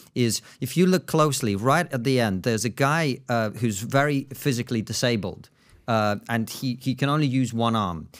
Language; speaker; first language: English; non-native, fluent; Russian